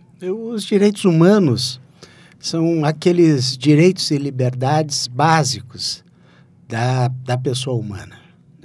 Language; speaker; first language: Portuguese; native; Portuguese